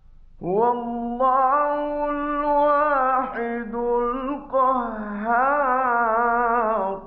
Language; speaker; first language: Arabic; native; Arabic